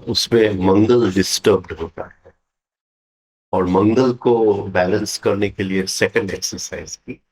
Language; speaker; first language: Hindi; non-native, local second language; Gujarati